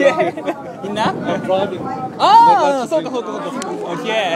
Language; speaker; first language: English; non-native, learner; Japanese